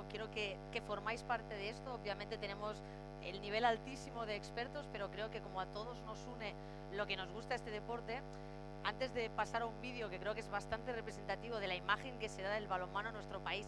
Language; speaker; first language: Spanish; native; Spanish